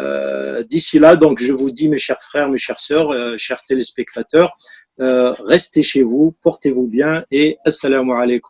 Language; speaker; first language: French; native; French